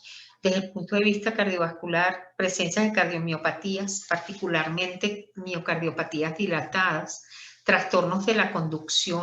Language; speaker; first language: Spanish; native; Spanish